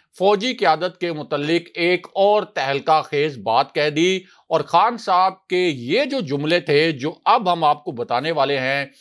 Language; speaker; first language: Urdu; native; Urdu